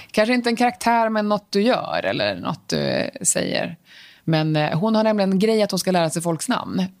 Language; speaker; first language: Swedish; native; Swedish